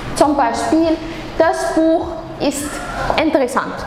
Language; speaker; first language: German; non-native, fluent; Arabic